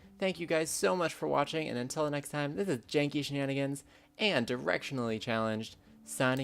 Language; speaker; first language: English; native; English